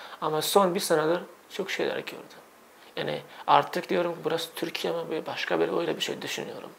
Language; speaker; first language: Turkish; non-native, fluent; Uzbek